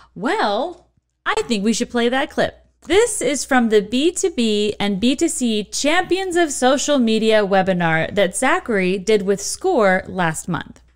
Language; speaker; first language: English; native; English